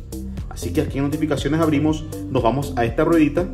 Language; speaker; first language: Spanish; native; Spanish